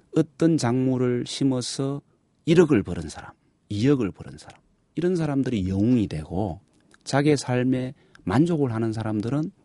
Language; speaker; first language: Korean; native; Korean